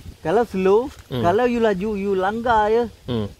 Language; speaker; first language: Malay; native; Malay